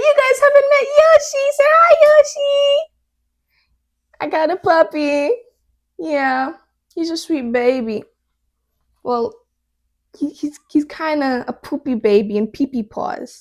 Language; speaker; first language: English; native; English